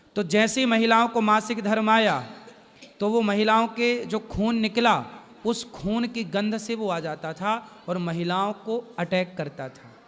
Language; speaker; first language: Hindi; native; Hindi